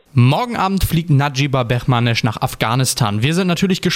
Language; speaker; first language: German; native; German